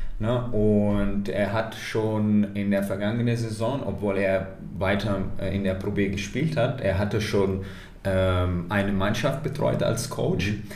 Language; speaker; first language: German; non-native, fluent; Italian